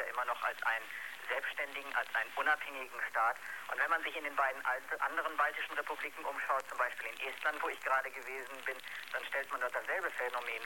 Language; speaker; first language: German; native; German